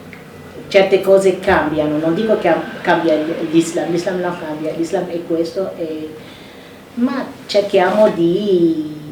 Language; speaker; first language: Italian; non-native, fluent; Arabic